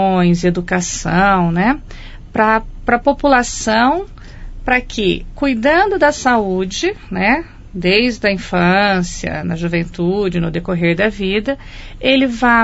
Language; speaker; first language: Portuguese; native; Portuguese